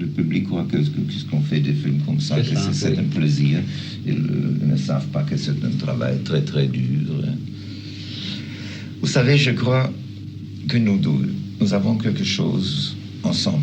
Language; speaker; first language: French; non-native, fluent; German